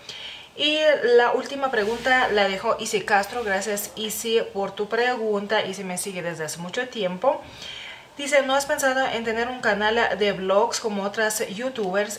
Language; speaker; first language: Spanish; non-native, fluent; Lithuanian